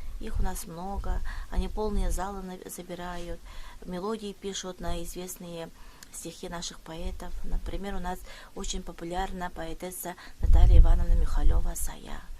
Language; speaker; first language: Russian; non-native, local second language; Yakut